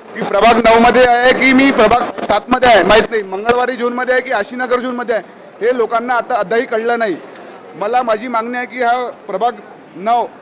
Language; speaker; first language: Marathi; native; Marathi